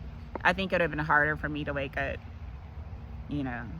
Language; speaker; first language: English; native; English